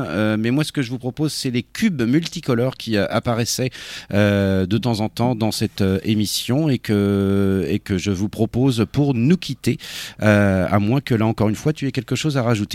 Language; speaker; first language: French; native; French